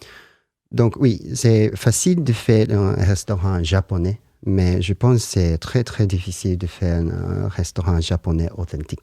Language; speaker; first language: French; non-native, learner; Japanese